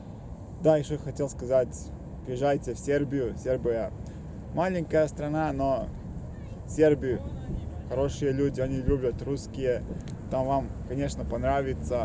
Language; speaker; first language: Russian; non-native, learner; Serbian